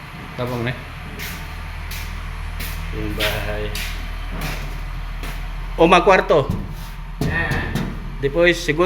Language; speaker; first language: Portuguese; non-native, learner; Filipino